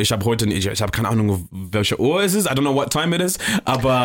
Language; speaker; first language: German; non-native, fluent; English